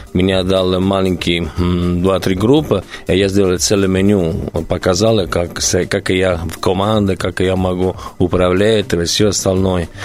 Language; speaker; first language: Russian; non-native, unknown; Italian